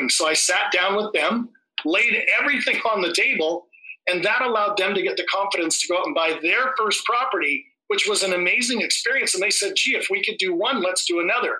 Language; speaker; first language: English; native; English